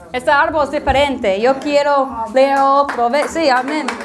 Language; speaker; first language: Spanish; non-native, learner; English